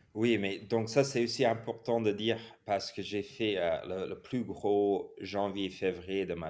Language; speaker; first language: French; non-native, fluent; English